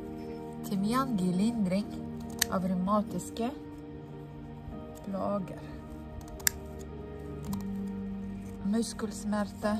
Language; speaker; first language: Norwegian; non-native, fluent; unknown